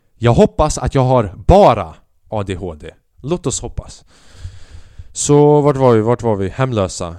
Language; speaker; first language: Swedish; early bilingual, other home language; Albanian